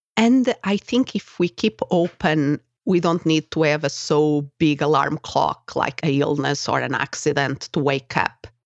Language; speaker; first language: English; non-native, fluent; Portuguese